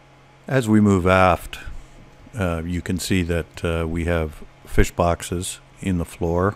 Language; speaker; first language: English; native; English